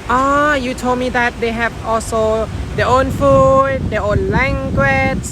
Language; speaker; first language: English; non-native, learner; Thai